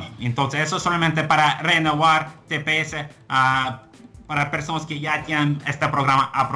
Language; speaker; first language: Spanish; non-native, fluent; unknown